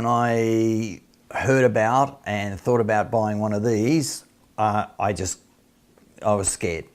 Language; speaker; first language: English; native; English